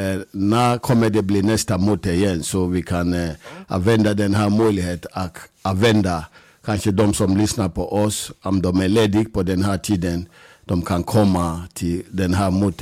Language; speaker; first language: Swedish; non-native, fluent; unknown